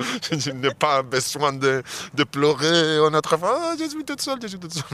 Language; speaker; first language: French; non-native, fluent; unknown